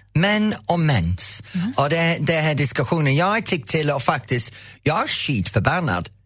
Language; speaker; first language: Swedish; non-native, fluent; English